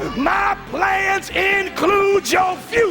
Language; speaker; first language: English; native; English